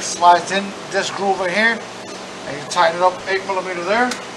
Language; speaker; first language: English; non-native, fluent; Spanish